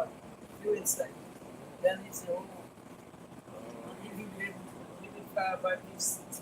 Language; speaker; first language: English; non-native, learner; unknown